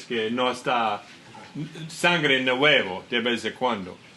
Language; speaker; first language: Spanish; non-native, learner; English